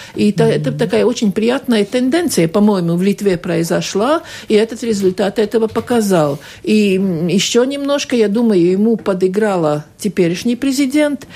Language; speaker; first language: Russian; non-native, local second language; Latvian